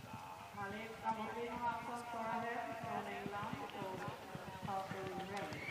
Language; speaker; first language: Swedish; native; Swedish